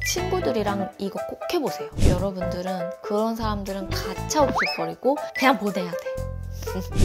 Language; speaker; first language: Korean; native; Korean